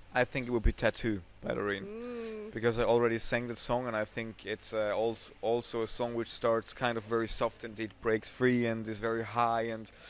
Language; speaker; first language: English; non-native, fluent; Swiss German